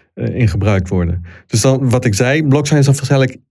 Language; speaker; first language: Dutch; non-native, fluent; Italian